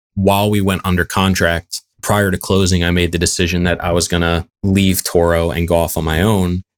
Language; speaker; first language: English; native; English